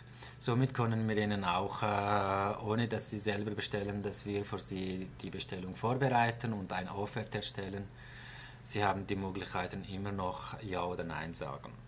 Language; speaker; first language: German; non-native, fluent; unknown